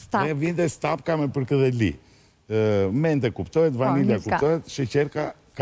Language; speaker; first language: Albanian; native; Albanian